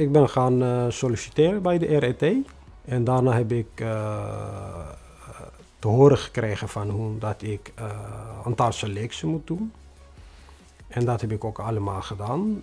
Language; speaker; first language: Dutch; non-native, fluent; Tigrinya